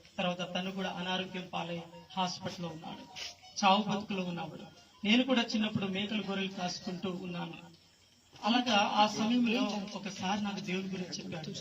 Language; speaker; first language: Telugu; non-native, local second language; Lambadi